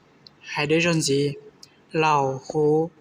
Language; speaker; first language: Chinese; non-native, learner; Hmong